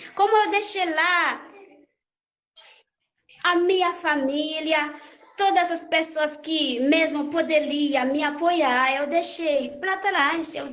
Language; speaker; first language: Portuguese; non-native, learner; Haitian Creole